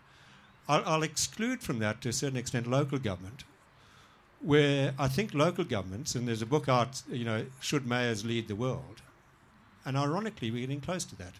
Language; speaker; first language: English; native; English